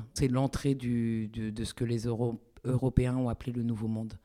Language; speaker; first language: French; native; French